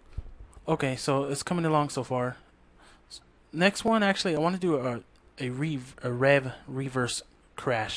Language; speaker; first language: English; native; English